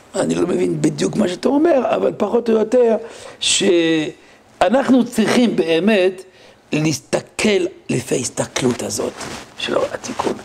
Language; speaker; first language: Hebrew; non-native, fluent; French